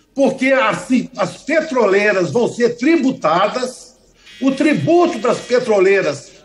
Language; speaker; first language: Portuguese; native; Portuguese